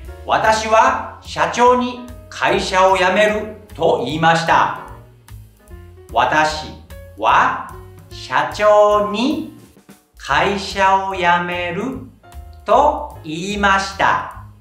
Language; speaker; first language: Japanese; non-native, fluent; Indonesian